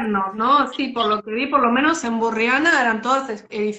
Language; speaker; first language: Spanish; native; Spanish